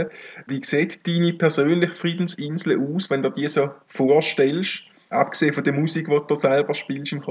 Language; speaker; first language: German; native; German